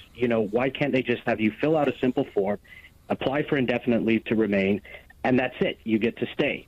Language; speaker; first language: English; native; English